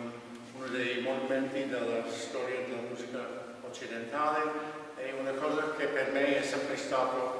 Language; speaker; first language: Italian; non-native, fluent; English